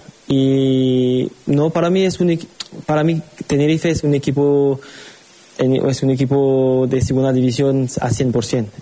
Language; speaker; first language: Spanish; non-native, learner; French